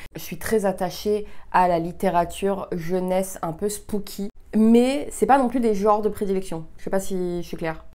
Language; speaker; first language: French; early bilingual, heritage; French